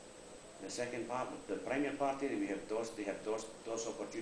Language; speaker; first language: English; non-native, learner; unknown